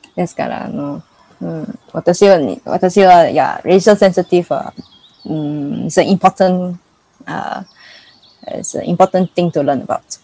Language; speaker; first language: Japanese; non-native, learner; English